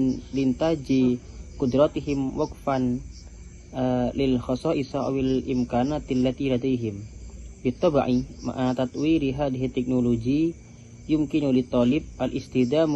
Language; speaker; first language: Arabic; non-native, learner; Indonesian